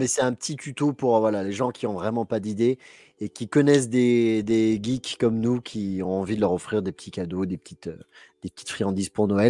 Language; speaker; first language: French; native; French